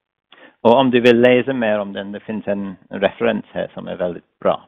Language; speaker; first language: Swedish; non-native, fluent; English